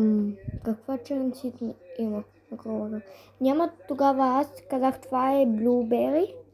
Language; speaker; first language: Bulgarian; early bilingual, heritage; Bulgarian